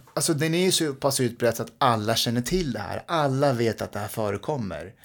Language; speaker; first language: Swedish; early bilingual, other home language; Persian